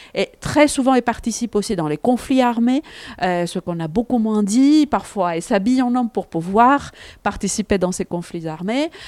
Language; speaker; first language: French; non-native, fluent; Greek